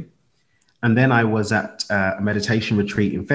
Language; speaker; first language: English; native; English